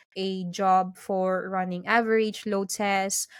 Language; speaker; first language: English; non-native, local second language; Filipino